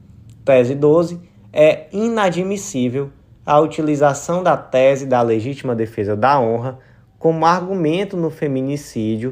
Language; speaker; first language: Portuguese; native; Portuguese